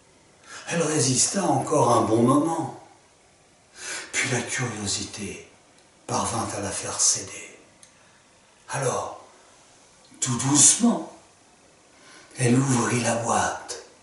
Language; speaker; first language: French; native; French